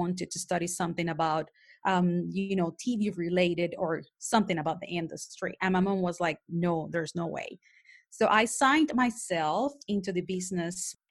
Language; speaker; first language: English; non-native, fluent; Spanish